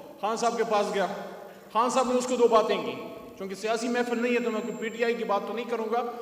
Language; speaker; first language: Urdu; non-native, local second language; Pashto